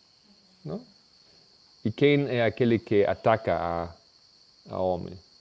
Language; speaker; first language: Portuguese; non-native, fluent; Spanish